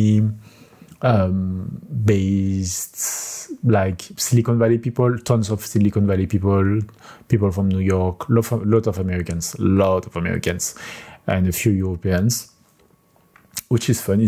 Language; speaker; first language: English; non-native, fluent; French